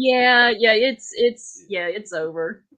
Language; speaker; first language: English; native; English